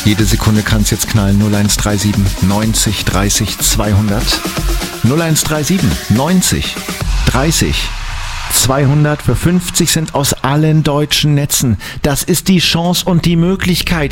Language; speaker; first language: German; native; German